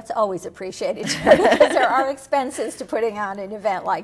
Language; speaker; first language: English; native; English